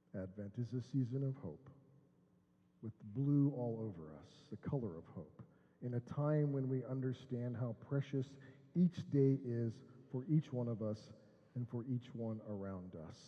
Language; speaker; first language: English; native; English